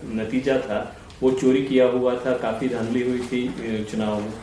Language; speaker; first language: Hindi; non-native, local second language; Marathi